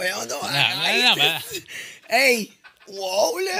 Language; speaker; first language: French; native; French